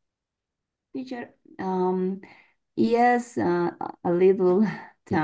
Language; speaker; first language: English; non-native, learner; Spanish